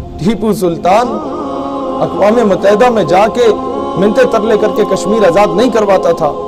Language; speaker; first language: Urdu; non-native, local second language; Punjabi